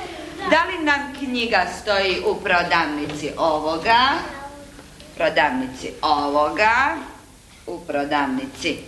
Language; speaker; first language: Serbian; native; Serbian